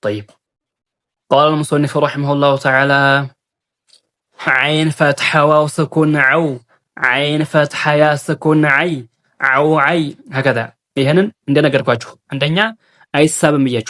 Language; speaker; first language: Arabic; non-native, fluent; Amharic